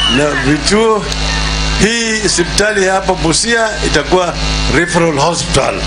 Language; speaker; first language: Swahili; non-native, local second language; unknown